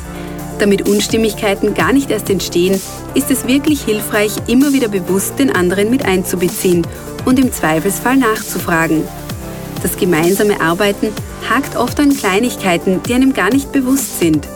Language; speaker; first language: German; native; German